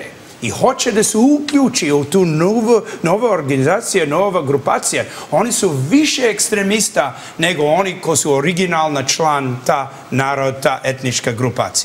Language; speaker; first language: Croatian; early bilingual, heritage; English